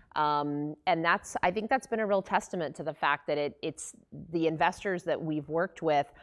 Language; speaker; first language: English; native; English